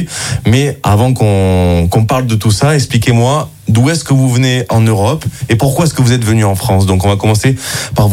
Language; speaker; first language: French; native; French